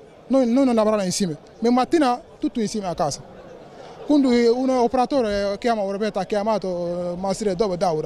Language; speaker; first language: Italian; non-native, learner; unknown